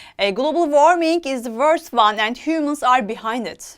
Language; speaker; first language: English; non-native, fluent; Turkish